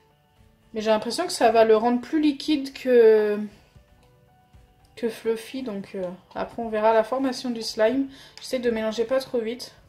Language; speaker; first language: French; native; French